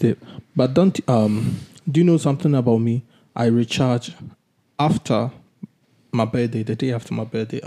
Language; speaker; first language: English; non-native, local second language; Akan